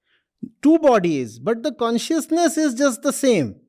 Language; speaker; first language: English; non-native, local second language; Hindi